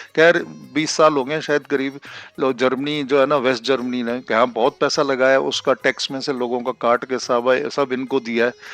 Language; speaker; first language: Hindi; non-native, local second language; Punjabi